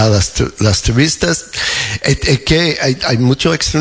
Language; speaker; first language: Spanish; non-native, learner; English